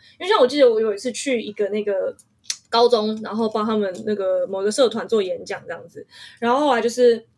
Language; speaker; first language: Chinese; early bilingual, heritage; Chinese